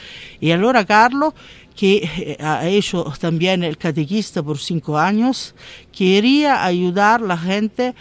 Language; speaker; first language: Spanish; non-native, learner; Italian